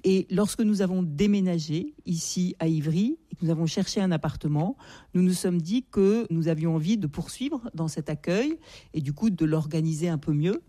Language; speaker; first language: French; native; French